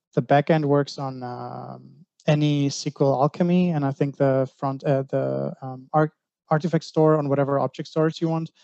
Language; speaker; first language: English; non-native, fluent; Greek